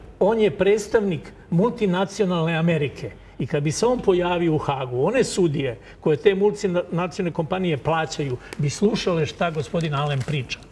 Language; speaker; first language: Serbian; native; Serbian